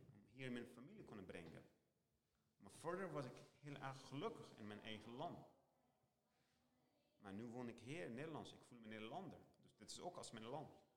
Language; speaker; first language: Dutch; non-native, learner; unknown